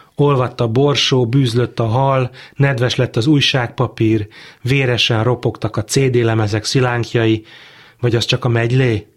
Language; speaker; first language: Hungarian; native; Hungarian